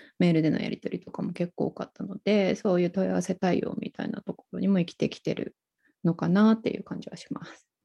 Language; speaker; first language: Japanese; native; Japanese